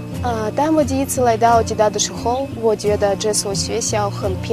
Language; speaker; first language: Chinese; non-native, learner; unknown